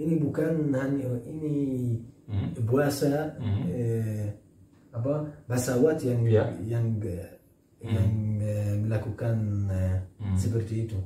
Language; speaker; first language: Indonesian; non-native, learner; Arabic